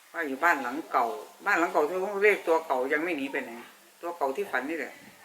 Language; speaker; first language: Thai; native; Thai